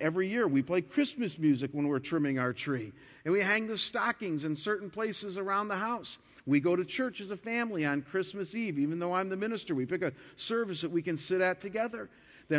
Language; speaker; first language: English; native; English